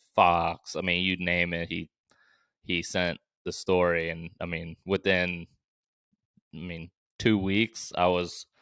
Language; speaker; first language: English; native; English